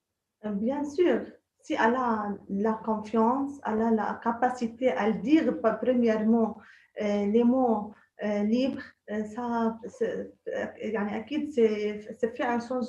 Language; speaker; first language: French; non-native, local second language; Arabic